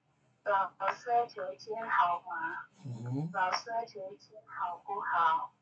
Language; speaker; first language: Chinese; non-native, learner; Indonesian